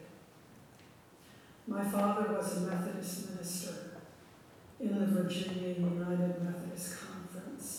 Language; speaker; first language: English; native; English